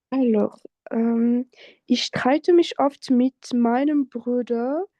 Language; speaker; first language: German; non-native, fluent; French